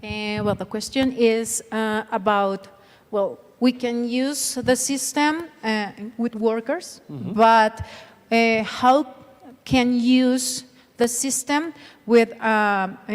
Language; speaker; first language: English; non-native, learner; Spanish